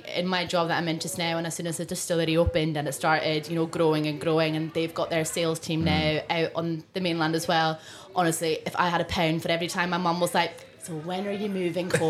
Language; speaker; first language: English; non-native, local second language; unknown